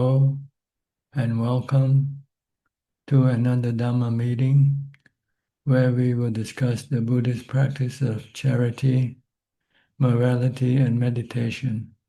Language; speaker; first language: English; non-native, fluent; Thai